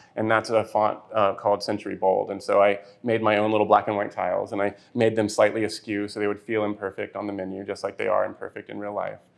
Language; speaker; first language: English; native; English